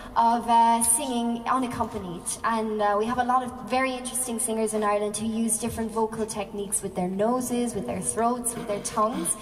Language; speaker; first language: English; non-native, local second language; Irish